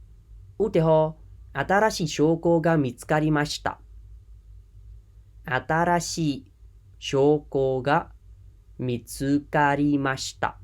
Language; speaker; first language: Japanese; non-native, fluent; Khmer